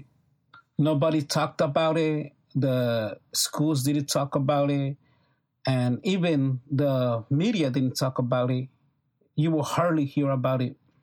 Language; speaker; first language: English; non-native, fluent; Mixtepec Mixtec